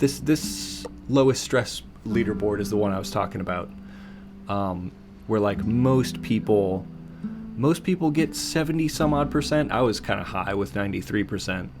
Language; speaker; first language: English; native; English